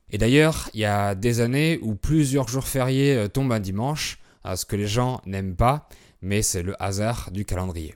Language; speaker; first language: French; native; French